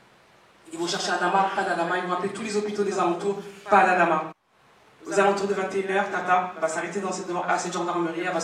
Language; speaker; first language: French; native; French